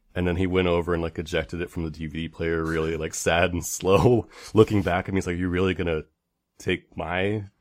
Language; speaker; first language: English; native; English